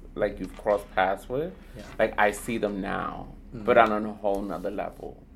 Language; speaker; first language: English; native; English